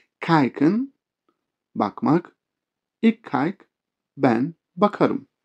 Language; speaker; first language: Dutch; non-native, fluent; Turkish